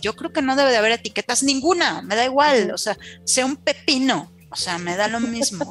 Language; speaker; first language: Spanish; native; Spanish